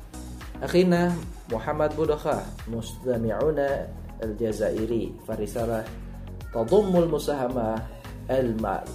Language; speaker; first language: Arabic; non-native, fluent; Indonesian